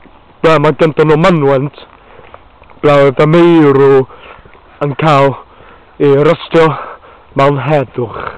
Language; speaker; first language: Welsh; non-native, learner; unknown